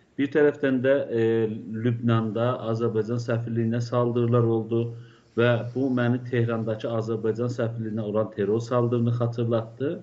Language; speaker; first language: Azerbaijani; native; Azerbaijani